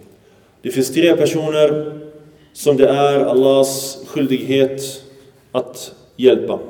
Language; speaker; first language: Swedish; early bilingual, other home language; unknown